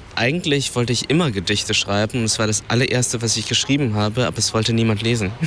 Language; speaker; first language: German; early bilingual, other home language; Vietnamese